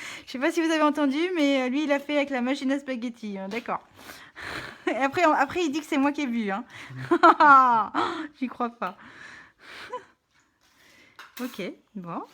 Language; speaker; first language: French; native; French